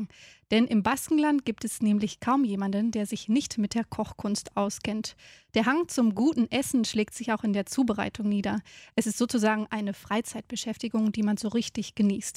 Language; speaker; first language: German; native; German